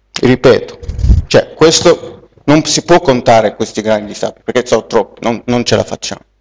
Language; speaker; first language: Italian; non-native, fluent; Arabic